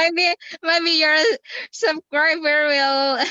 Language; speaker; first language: English; non-native, fluent; Indonesian